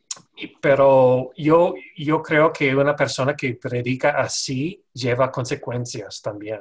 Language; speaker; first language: Spanish; non-native, fluent; English